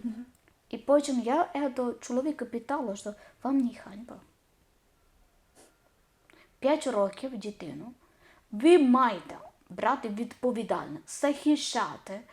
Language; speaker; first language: Ukrainian; non-native, learner; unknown